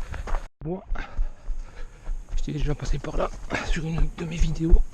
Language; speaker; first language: French; native; French